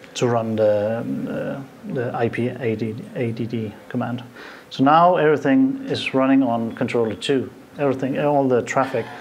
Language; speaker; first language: English; non-native, fluent; Danish